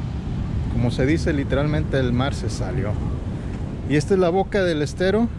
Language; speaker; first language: Spanish; native; Spanish